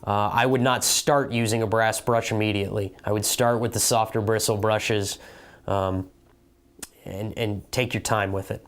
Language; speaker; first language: English; native; English